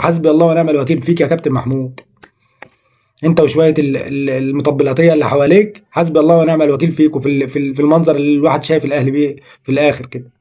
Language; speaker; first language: Arabic; native; Arabic